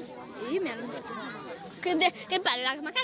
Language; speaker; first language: Italian; native; Italian